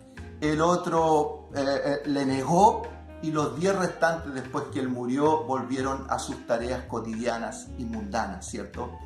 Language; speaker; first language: Spanish; native; Spanish